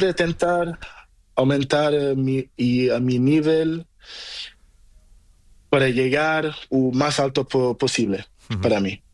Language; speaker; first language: Spanish; non-native, learner; Portuguese